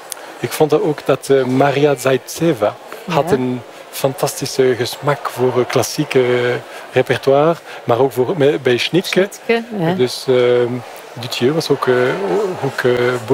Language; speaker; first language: Dutch; non-native, fluent; French